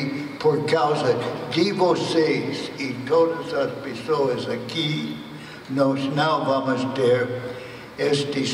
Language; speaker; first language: Portuguese; non-native, fluent; English